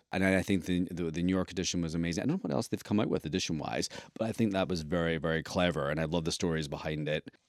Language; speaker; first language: English; native; English